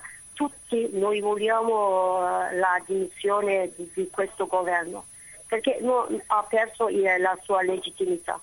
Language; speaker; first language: Italian; non-native, fluent; Turkish